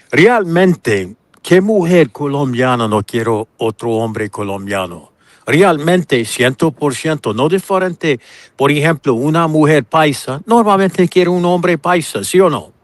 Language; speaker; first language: Spanish; non-native, learner; English